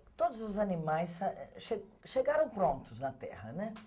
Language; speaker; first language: Portuguese; native; Portuguese